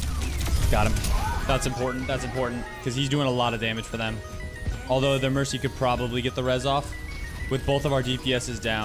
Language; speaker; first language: English; native; English